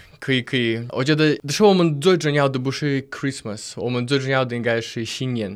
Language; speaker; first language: Chinese; non-native, fluent; Russian